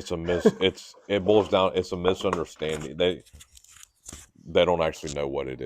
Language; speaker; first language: English; native; English